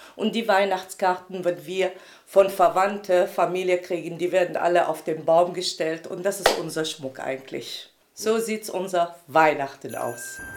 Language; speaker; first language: German; non-native, fluent; Arabic